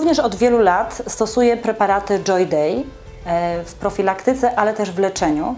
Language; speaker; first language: Polish; native; Polish